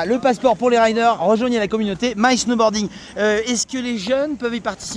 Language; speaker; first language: French; native; French